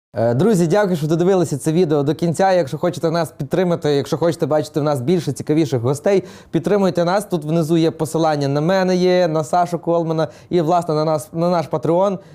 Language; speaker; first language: Ukrainian; native; Ukrainian